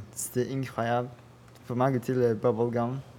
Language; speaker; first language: French; non-native, learner; Spanish